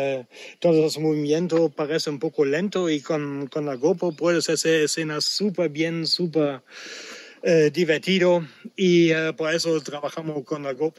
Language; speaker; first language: Spanish; non-native, learner; German